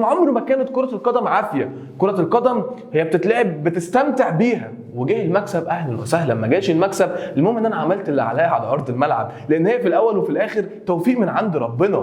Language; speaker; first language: Arabic; native; Arabic